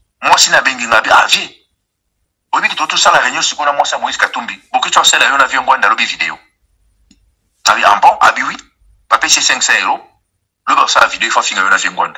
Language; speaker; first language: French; non-native, local second language; Lingala